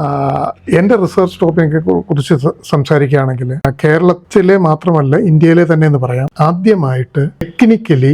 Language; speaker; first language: Malayalam; native; Malayalam